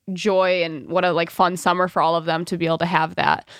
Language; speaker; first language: English; native; English